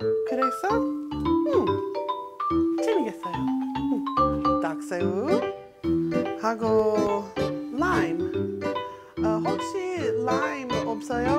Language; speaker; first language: Korean; non-native, learner; English